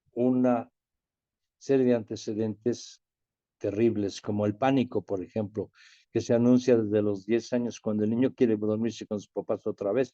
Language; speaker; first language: Spanish; native; Spanish